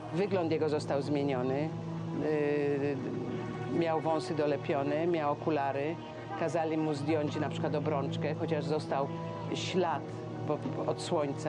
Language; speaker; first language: Polish; native; Polish